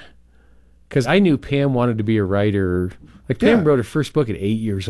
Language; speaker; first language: English; native; English